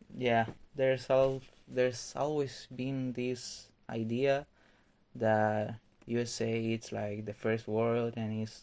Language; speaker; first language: English; non-native, fluent; Spanish